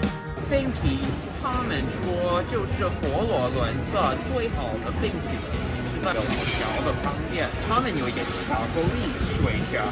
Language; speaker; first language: Chinese; non-native, fluent; English